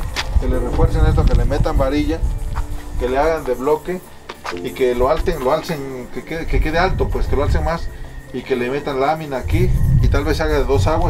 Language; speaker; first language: Spanish; native; Spanish